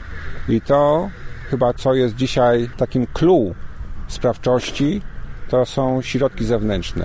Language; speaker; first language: Polish; native; Polish